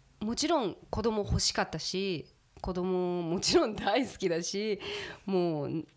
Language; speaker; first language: Japanese; early bilingual, heritage; Japanese